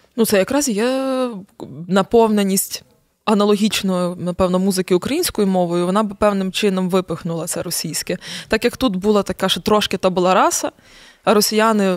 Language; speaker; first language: Ukrainian; native; Ukrainian